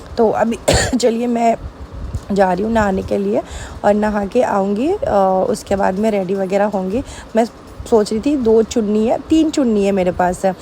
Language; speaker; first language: Hindi; native; Hindi